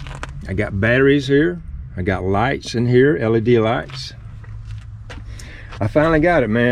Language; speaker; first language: English; native; English